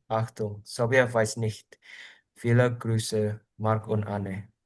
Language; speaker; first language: German; non-native, learner; Indonesian